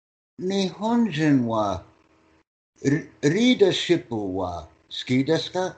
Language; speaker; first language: Japanese; non-native, learner; English